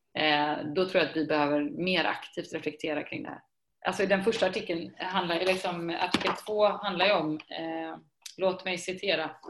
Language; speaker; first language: Swedish; native; Swedish